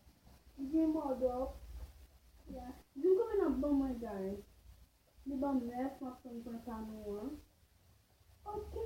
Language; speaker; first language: French; non-native, learner; Haitian Creole